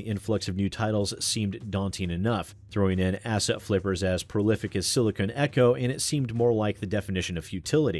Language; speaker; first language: English; native; English